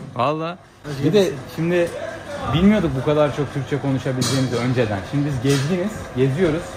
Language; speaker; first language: Turkish; native; Turkish